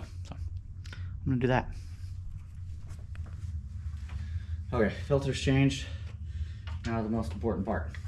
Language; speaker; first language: English; native; English